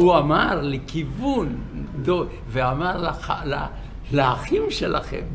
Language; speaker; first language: Hebrew; non-native, fluent; Yiddish